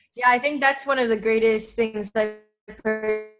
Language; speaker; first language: English; native; English